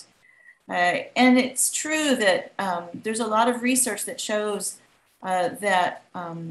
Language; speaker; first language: English; native; English